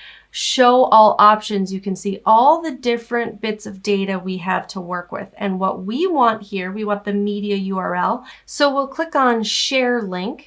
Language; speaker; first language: English; native; English